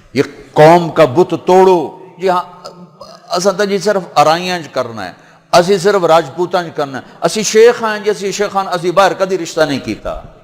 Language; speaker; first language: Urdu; non-native, local second language; Punjabi